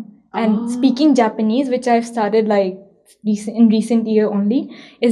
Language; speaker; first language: English; non-native, local second language; Hindi